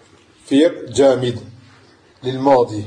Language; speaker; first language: Arabic; non-native, fluent; French